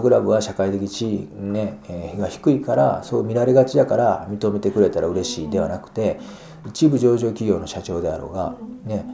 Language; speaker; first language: Japanese; native; Japanese